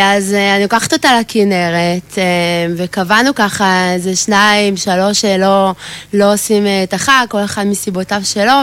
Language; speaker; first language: Hebrew; native; Hebrew